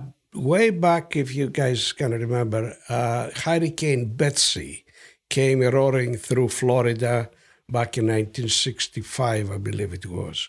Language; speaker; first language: English; non-native, fluent; Greek